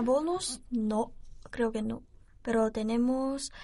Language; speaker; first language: Spanish; non-native, learner; Chinese